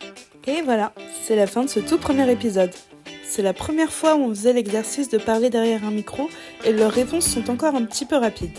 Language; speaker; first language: French; native; French